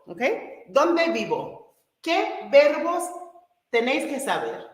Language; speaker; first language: Spanish; non-native, fluent; English